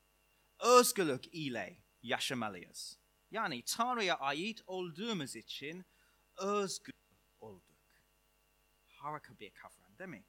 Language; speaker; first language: Turkish; non-native, fluent; English